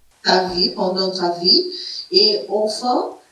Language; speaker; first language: French; non-native, fluent; Portuguese